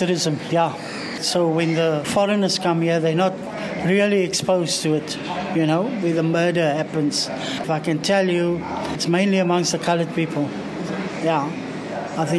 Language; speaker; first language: English; non-native, local second language; Afrikaans